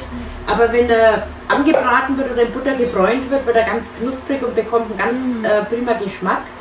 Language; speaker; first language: German; native; German